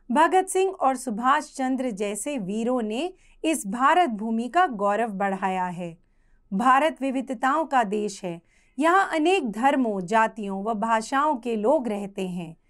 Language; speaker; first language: Hindi; native; Hindi